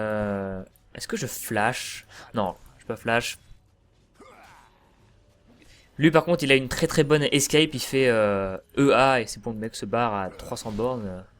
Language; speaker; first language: French; native; French